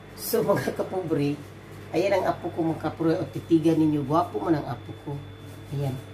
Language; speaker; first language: Filipino; non-native, local second language; Cebuano